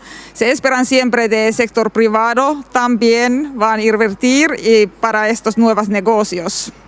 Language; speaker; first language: Spanish; non-native, learner; Finnish